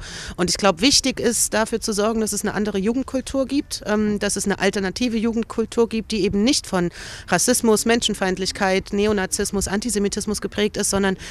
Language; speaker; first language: German; native; German